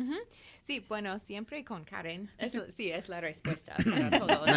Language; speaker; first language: Spanish; non-native, fluent; English